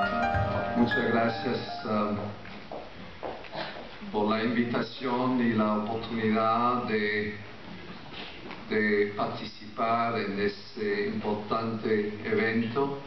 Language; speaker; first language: Spanish; non-native, fluent; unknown